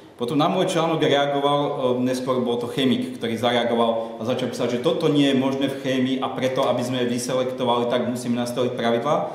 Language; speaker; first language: Slovak; native; Slovak